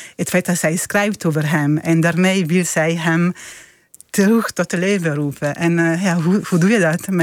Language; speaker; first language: Dutch; non-native, fluent; Italian